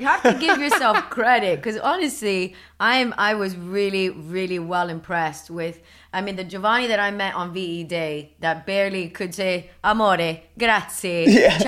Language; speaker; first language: English; early bilingual, other home language; Spanish